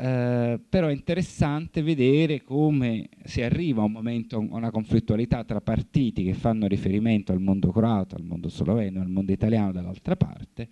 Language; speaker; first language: Italian; native; Italian